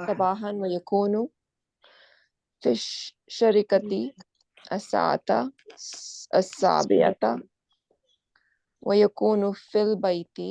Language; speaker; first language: Arabic; non-native, learner; Urdu